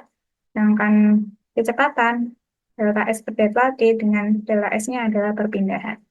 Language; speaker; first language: Indonesian; native; Indonesian